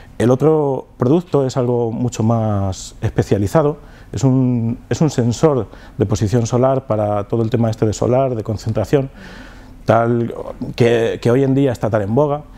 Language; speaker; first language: Spanish; native; Spanish